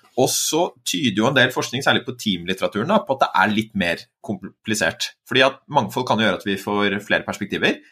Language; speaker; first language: Norwegian; native; Norwegian